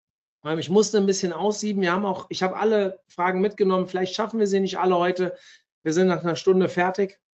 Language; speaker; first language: German; native; German